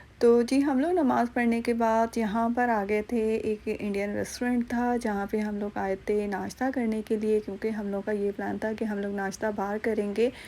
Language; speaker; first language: Urdu; non-native, local second language; Punjabi